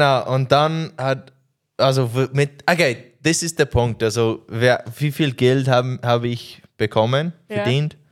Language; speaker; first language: German; non-native, learner; English